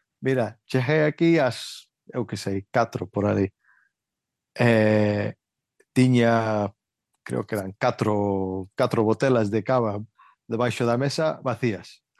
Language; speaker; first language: Galician; early bilingual, heritage; Galician